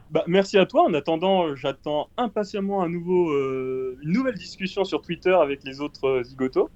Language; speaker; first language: French; early bilingual, other home language; Portuguese